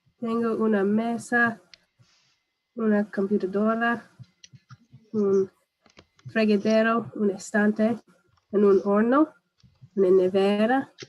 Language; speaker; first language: Spanish; non-native, learner; English